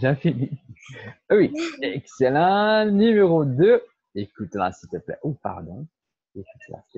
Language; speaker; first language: French; non-native, fluent; Portuguese